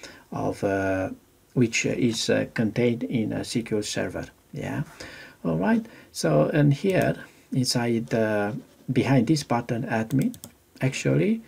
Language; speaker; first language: English; non-native, fluent; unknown